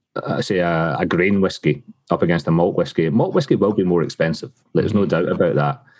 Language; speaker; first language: English; native; English